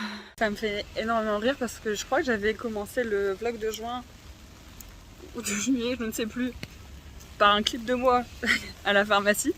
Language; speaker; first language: French; native; French